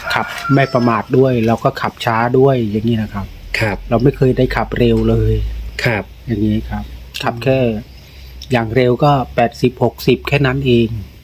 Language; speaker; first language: Thai; non-native, local second language; Khmer